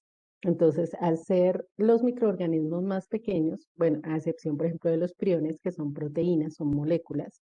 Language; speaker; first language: Spanish; native; Spanish